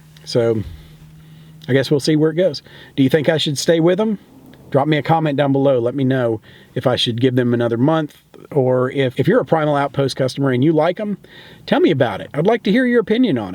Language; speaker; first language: English; native; English